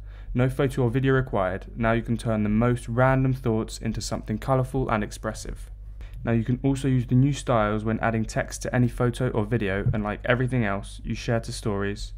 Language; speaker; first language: English; native; English